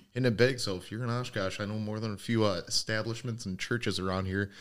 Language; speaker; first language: English; native; English